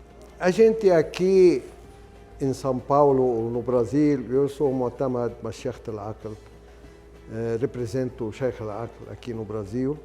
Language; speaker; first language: Portuguese; non-native, fluent; Arabic